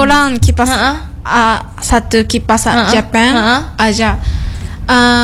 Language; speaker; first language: Indonesian; non-native, learner; Japanese